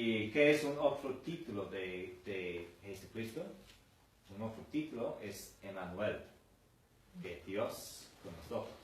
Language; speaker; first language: Spanish; non-native, fluent; English